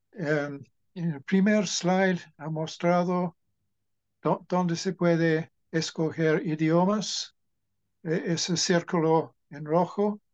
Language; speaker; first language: Spanish; non-native, fluent; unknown